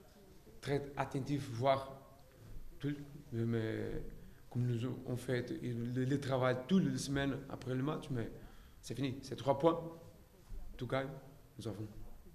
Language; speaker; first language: French; non-native, learner; Portuguese